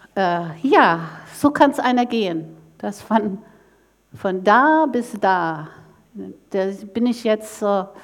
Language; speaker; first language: German; non-native, fluent; English